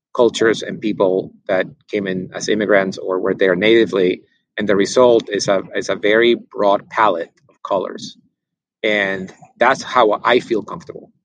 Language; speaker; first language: English; non-native, fluent; Spanish